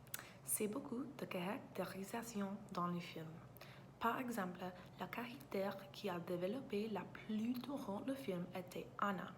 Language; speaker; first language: French; non-native, learner; English